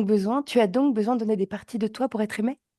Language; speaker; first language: French; native; French